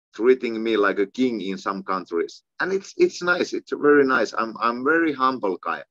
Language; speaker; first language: English; non-native, fluent; Finnish